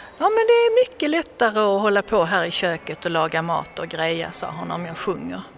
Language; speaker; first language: Swedish; native; Swedish